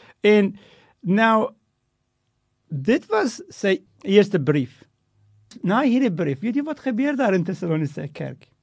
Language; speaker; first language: Afrikaans; non-native, fluent; Turkish